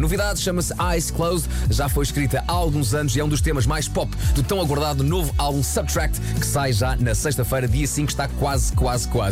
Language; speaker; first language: Portuguese; native; Portuguese